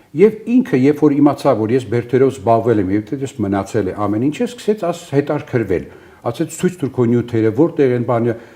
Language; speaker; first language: Armenian; early bilingual, other home language; Italian